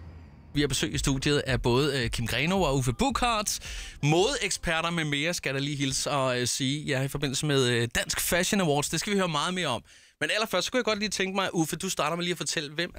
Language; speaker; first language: Danish; native; Danish